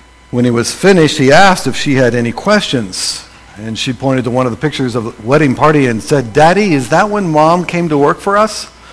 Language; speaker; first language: English; native; English